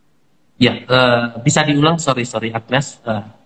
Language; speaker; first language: Indonesian; native; Indonesian